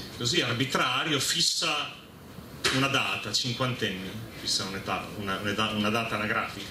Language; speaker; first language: Italian; native; Italian